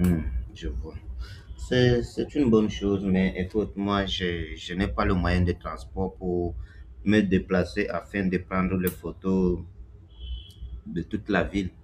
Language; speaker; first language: French; non-native, fluent; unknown